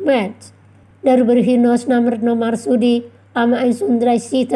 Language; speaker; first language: German; non-native, fluent; Indonesian